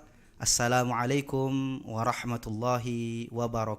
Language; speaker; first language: Arabic; non-native, local second language; Indonesian